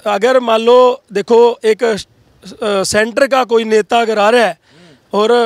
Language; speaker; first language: Hindi; native; Hindi